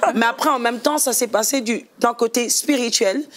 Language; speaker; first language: French; non-native, local second language; Lingala